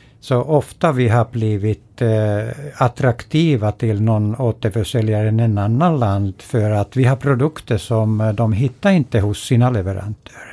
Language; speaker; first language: Swedish; non-native, fluent; Finnish